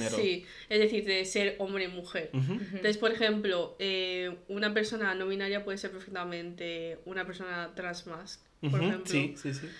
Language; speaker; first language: Spanish; early bilingual, other home language; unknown